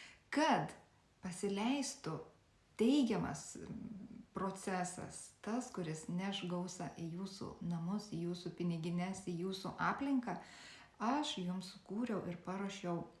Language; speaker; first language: Lithuanian; native; Lithuanian